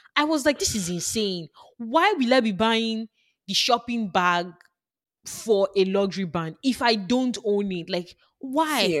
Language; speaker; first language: English; non-native, local second language; Yoruba